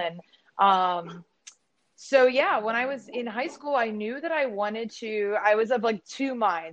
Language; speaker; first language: English; native; English